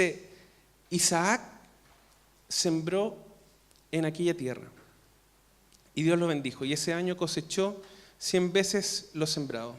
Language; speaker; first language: Spanish; native; Spanish